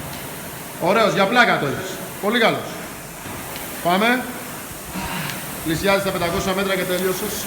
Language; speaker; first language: Greek; native; Greek